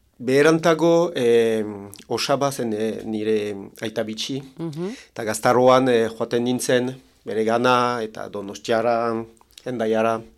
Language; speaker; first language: Basque; non-native, local second language; French